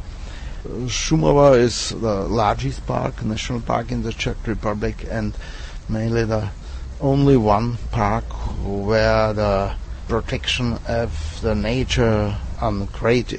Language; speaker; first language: English; non-native, fluent; Czech